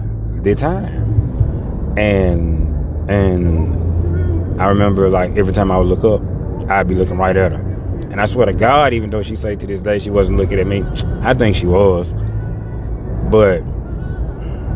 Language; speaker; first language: English; native; English